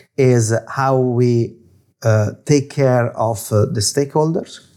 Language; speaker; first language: English; non-native, fluent; Italian